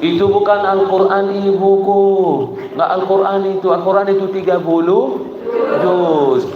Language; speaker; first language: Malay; non-native, fluent; Arabic